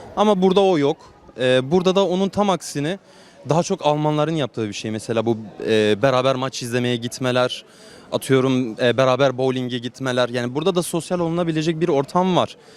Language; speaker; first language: Turkish; native; Turkish